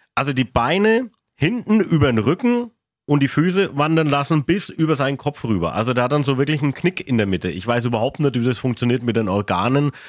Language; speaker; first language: German; native; German